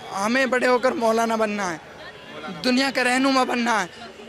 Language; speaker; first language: Hindi; native; Hindi